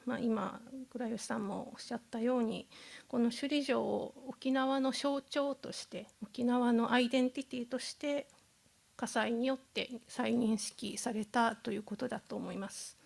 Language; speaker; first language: Japanese; native; Japanese